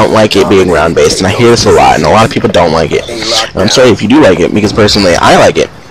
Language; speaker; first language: English; native; English